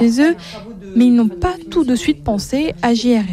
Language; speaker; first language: French; native; French